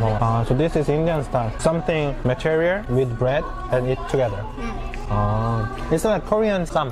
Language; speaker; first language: English; non-native, learner; Korean